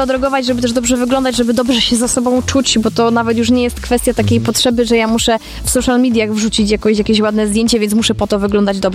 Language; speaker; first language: Polish; native; Polish